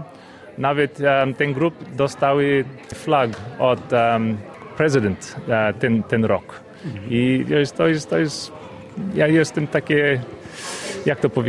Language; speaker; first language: Polish; early bilingual, heritage; Polish